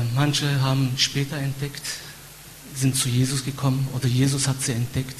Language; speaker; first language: German; non-native, fluent; Turkish